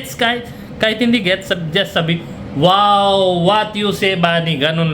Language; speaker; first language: Filipino; non-native, learner; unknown